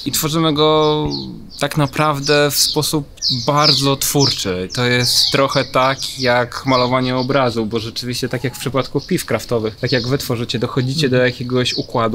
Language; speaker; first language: Polish; native; Polish